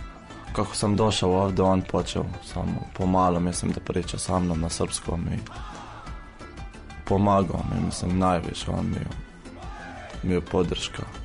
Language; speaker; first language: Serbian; non-native, fluent; Arabic